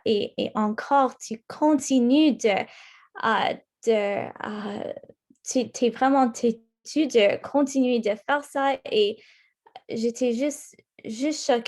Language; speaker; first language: French; non-native, local second language; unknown